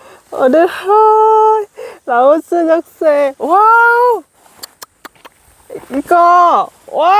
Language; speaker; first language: Korean; non-native, learner; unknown